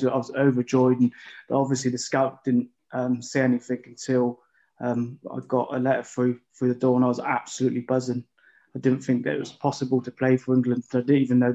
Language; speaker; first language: English; native; English